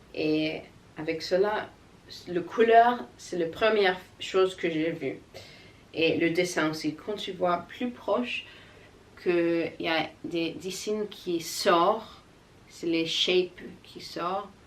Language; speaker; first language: French; non-native, learner; English